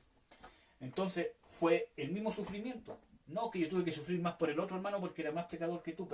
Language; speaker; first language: Spanish; native; Spanish